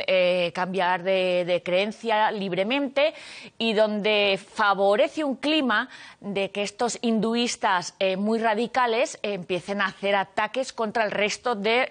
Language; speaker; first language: Spanish; native; Spanish